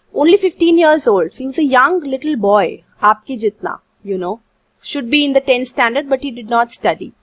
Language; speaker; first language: English; non-native, local second language; Hindi